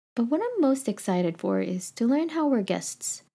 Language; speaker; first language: English; non-native, local second language; Filipino